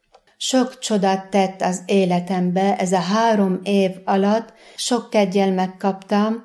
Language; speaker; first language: Hungarian; non-native, fluent; Arabic